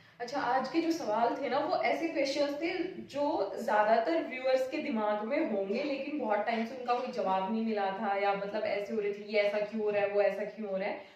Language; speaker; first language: Hindi; native; Hindi